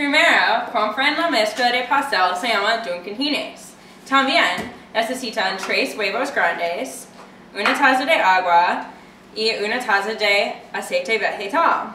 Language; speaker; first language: Spanish; non-native, learner; English